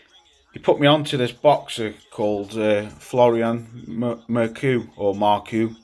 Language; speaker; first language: English; native; English